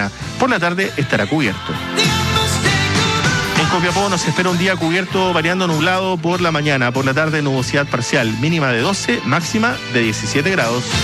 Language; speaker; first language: Spanish; native; Spanish